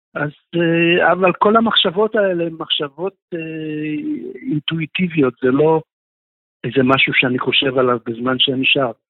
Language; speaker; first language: Hebrew; non-native, fluent; Russian